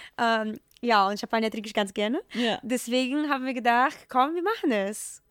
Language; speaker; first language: German; non-native, fluent; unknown